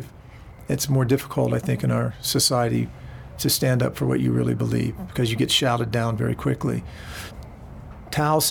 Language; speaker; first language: English; native; English